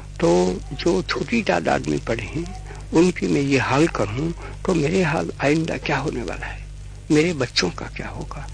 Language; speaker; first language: Hindi; non-native, local second language; Gujarati